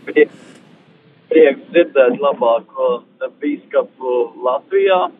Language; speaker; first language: Latvian; native; Latvian